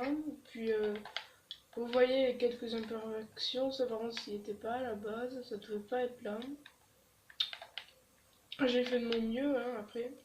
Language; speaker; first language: French; native; French